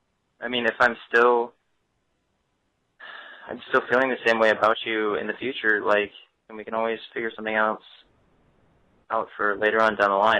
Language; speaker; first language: English; native; English